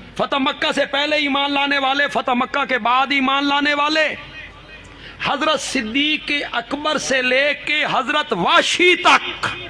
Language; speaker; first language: Urdu; non-native, local second language; Punjabi